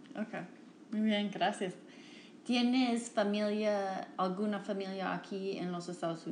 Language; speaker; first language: Spanish; non-native, fluent; English